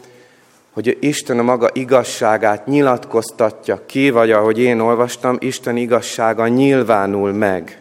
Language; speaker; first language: Hungarian; native; Hungarian